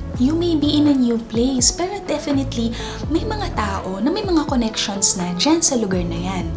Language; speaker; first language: Filipino; native; Filipino